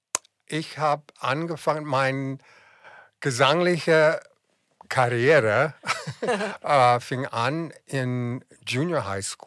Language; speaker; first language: German; non-native, fluent; English